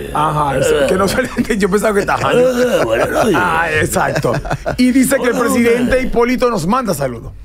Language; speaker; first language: Spanish; native; Spanish